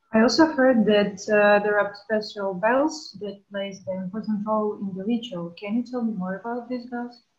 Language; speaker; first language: English; non-native, fluent; Bulgarian